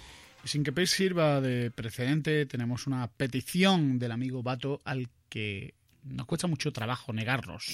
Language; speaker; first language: Spanish; native; Spanish